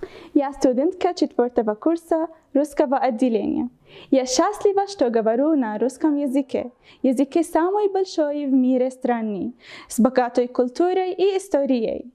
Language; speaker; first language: Russian; non-native, fluent; Arabic